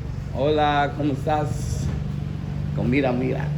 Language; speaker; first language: Spanish; non-native, learner; English